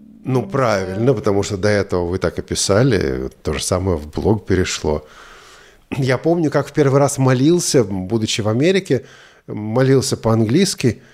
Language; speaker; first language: Russian; native; Russian